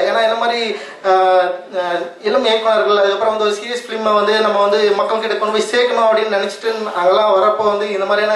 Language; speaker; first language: Tamil; native; Tamil